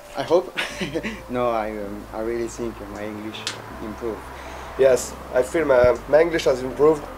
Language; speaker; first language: English; non-native, learner; French